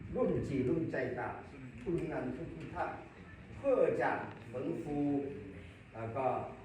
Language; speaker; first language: Thai; non-native, local second language; Akha